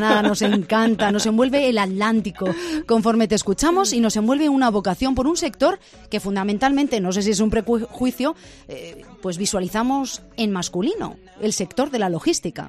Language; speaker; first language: Spanish; native; Spanish